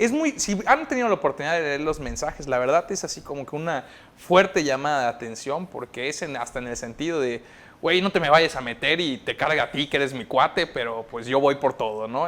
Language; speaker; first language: Spanish; native; Spanish